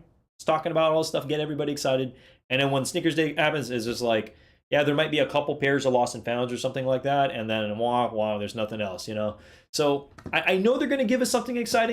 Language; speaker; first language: English; native; English